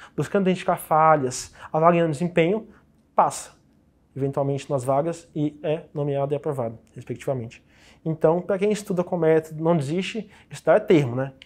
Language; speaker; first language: Portuguese; native; Portuguese